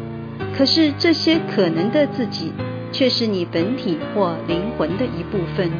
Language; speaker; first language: Chinese; native; Chinese